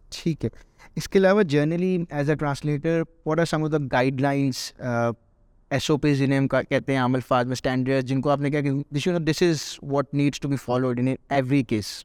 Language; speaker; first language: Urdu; native; Urdu